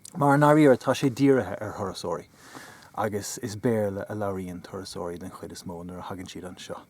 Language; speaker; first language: Irish; non-native, local second language; English